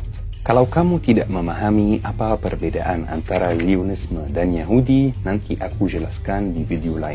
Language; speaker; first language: Indonesian; non-native, fluent; Arabic